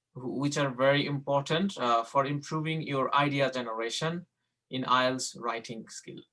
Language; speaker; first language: English; non-native, local second language; Bangla